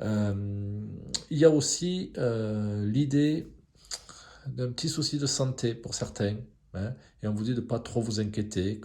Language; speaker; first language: French; native; French